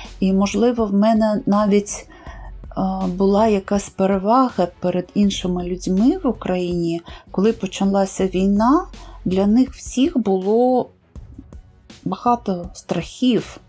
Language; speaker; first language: Ukrainian; native; Ukrainian